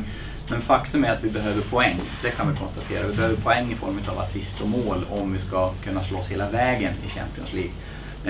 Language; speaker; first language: Swedish; native; Swedish